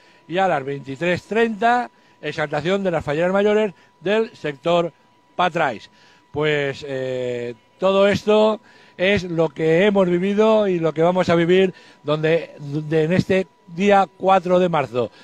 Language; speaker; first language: Spanish; native; Spanish